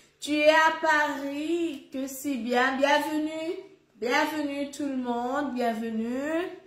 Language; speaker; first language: French; non-native, local second language; Haitian Creole